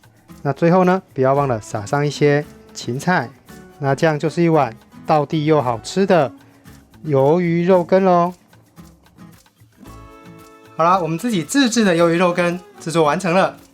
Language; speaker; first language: Chinese; native; Chinese